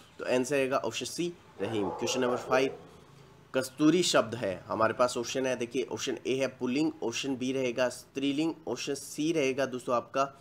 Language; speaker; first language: Hindi; native; Hindi